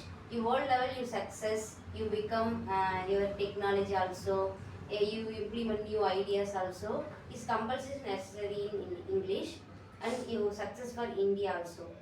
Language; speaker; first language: English; non-native, learner; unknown